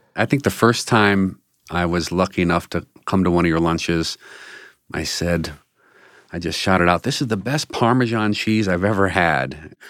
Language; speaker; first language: English; native; English